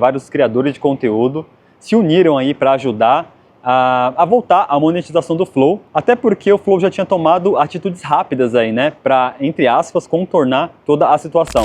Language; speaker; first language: Portuguese; native; Portuguese